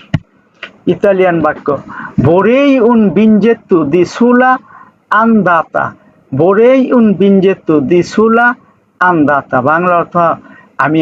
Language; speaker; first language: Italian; non-native, learner; Bangla